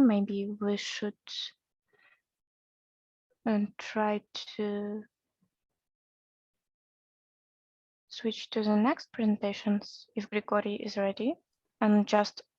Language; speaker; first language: English; non-native, fluent; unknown